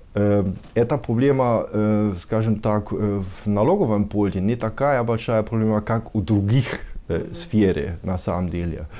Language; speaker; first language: Russian; non-native, fluent; German